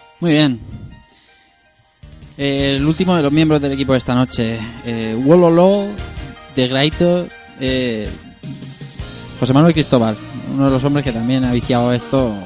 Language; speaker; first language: Spanish; native; Spanish